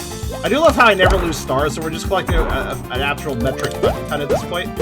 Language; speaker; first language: English; native; English